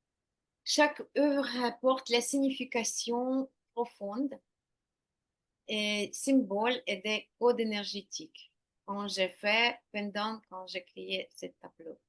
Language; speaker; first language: French; non-native, learner; Ukrainian